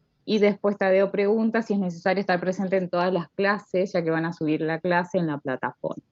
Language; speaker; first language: Spanish; native; Spanish